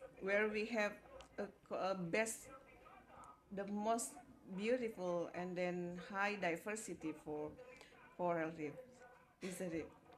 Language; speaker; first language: English; non-native, fluent; Indonesian